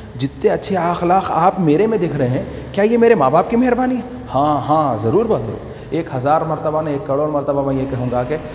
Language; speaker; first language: Urdu; native; Urdu